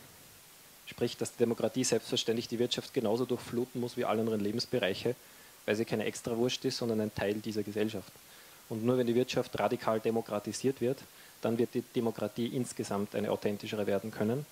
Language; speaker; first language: German; native; German